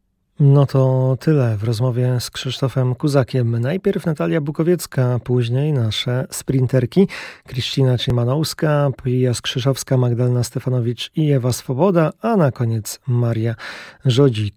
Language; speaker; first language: Polish; native; Polish